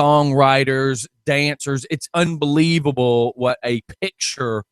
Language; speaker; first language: English; native; English